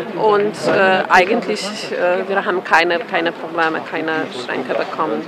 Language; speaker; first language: German; non-native, learner; Polish